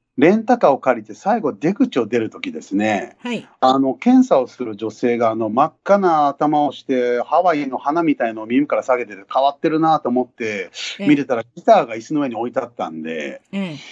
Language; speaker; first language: Japanese; native; Japanese